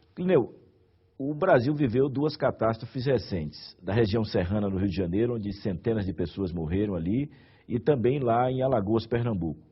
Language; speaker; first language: Portuguese; native; Portuguese